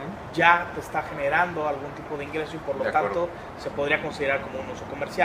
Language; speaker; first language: Spanish; native; Spanish